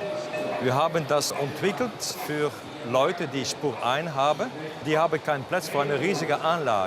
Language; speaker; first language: German; non-native, learner; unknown